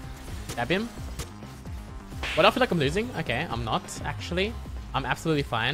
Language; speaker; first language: English; native; English